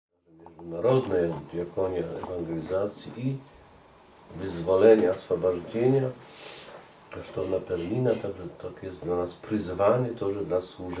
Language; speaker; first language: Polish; non-native, learner; Russian